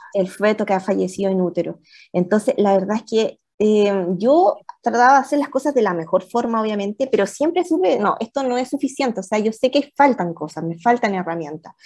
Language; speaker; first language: Spanish; native; Spanish